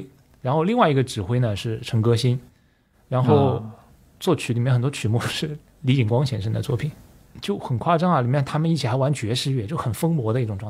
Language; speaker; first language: Chinese; native; Chinese